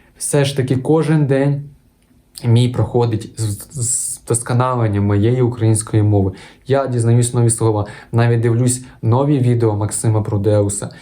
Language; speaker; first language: Ukrainian; non-native, local second language; Russian